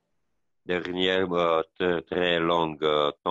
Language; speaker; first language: French; non-native, learner; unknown